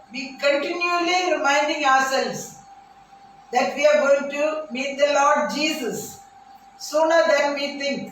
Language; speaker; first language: English; non-native, local second language; Tamil